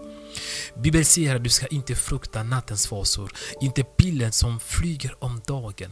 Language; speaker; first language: Swedish; non-native, fluent; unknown